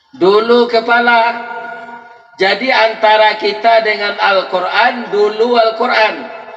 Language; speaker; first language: Malay; non-native, local second language; Minangkabau